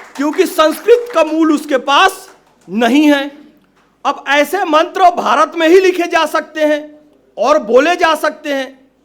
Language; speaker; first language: Hindi; native; Hindi